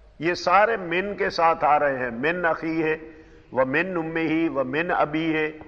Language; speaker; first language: Urdu; non-native, local second language; Punjabi